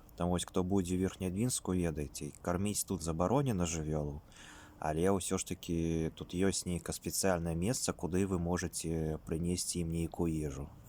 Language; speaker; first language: Belarusian; native; Belarusian